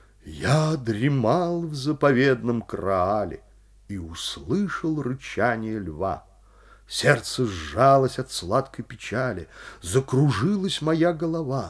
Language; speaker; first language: Russian; native; Russian